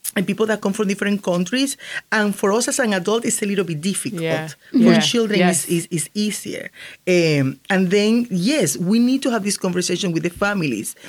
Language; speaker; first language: English; non-native, fluent; Spanish